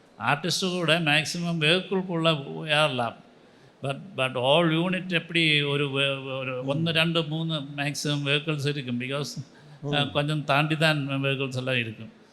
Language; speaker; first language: Tamil; non-native, local second language; Malayalam